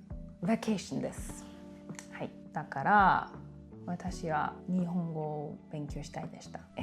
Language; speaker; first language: Japanese; non-native, learner; German